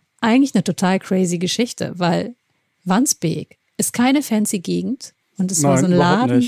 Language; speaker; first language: German; native; German